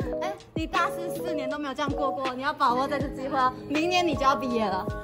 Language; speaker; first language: Chinese; native; Chinese